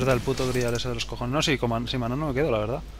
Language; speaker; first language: Spanish; native; Spanish